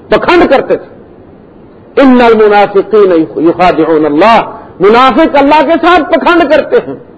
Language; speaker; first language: Urdu; native; Urdu